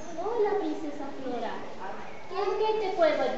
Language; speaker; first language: Spanish; native; Spanish